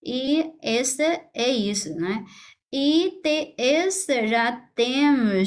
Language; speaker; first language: Portuguese; non-native, fluent; Chinese